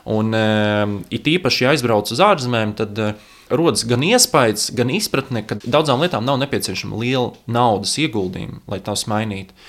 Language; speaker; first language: Latvian; non-native, local second language; Russian